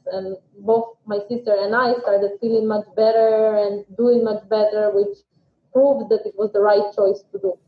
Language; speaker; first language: English; non-native, fluent; Russian